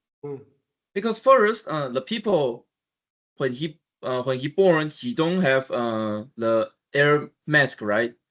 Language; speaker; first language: English; non-native, learner; Chinese